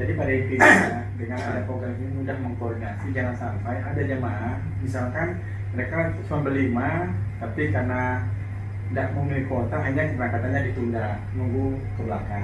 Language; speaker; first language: Indonesian; native; Indonesian